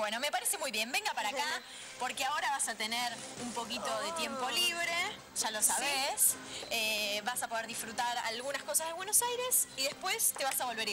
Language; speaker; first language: Spanish; native; Spanish